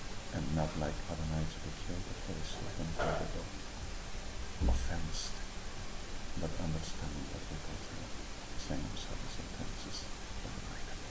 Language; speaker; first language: English; non-native, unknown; Spanish